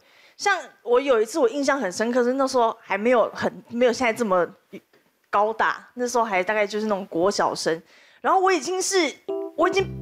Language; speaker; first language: Chinese; native; Chinese